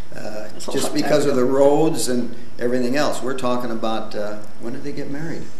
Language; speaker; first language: English; native; English